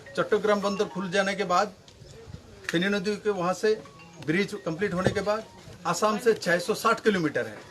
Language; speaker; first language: Hindi; non-native, local second language; Bangla